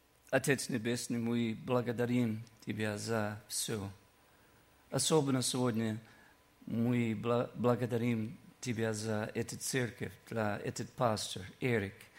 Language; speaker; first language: Russian; non-native, learner; English